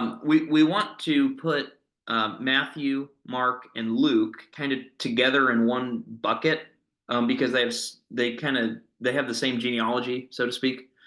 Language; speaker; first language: English; native; English